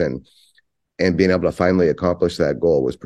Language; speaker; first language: English; native; English